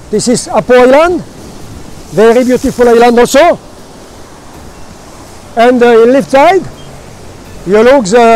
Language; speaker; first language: English; non-native, learner; French